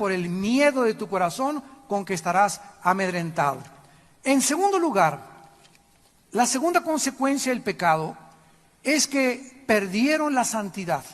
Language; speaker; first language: Spanish; native; Spanish